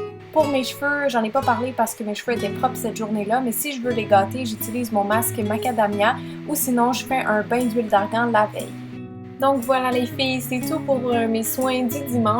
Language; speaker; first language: French; native; French